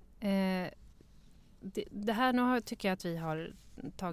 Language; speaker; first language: Swedish; native; Swedish